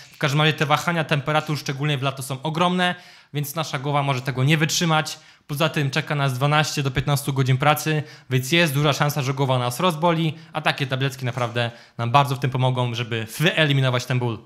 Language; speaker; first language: Polish; native; Polish